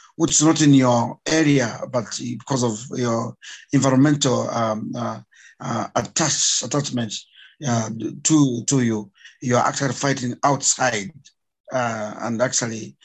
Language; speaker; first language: English; non-native, local second language; Bemba